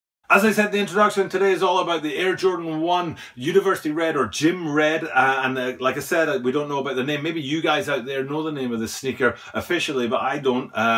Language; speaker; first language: English; native; English